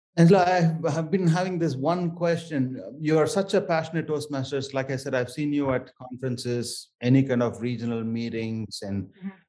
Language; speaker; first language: English; non-native, local second language; Tamil